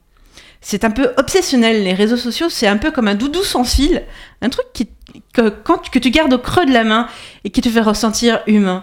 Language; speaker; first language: French; native; French